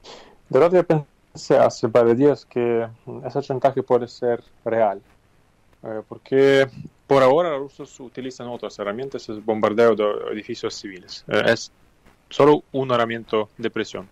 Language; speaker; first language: Spanish; non-native, fluent; Ukrainian